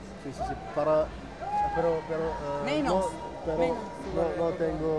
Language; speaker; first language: Spanish; non-native, learner; Turkish